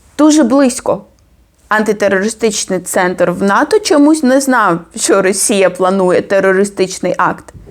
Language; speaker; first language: Ukrainian; non-native, fluent; Georgian